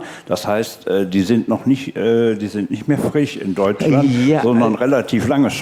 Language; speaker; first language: German; native; German